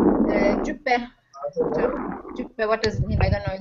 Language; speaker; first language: English; non-native, learner; Turkish